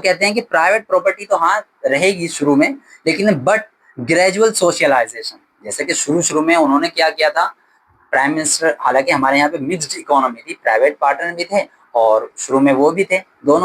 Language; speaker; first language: Hindi; native; Hindi